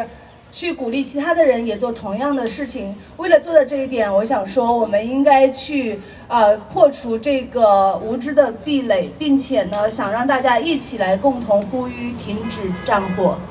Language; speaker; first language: Chinese; early bilingual, other home language; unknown